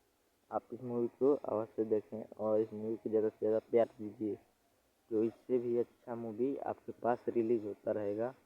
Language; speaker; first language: Hindi; non-native, local second language; Bhojpuri